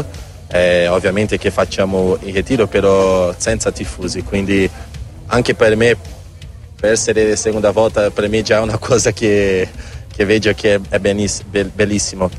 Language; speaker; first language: Italian; non-native, learner; Portuguese